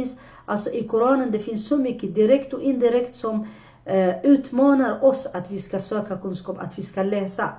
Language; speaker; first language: Swedish; non-native, fluent; Arabic